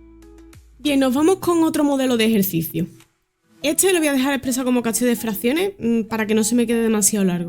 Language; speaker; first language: Spanish; native; Spanish